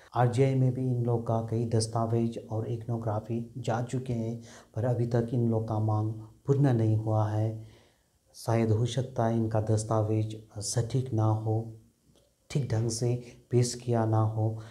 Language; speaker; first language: Hindi; non-native, local second language; Nepali